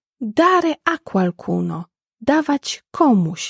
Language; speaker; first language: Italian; non-native, fluent; Polish